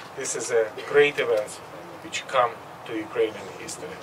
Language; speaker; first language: English; non-native, learner; Ukrainian